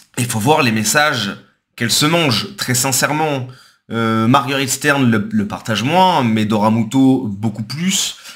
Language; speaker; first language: French; native; French